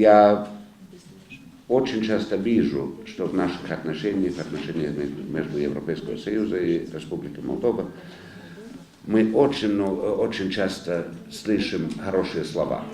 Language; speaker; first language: Russian; non-native, fluent; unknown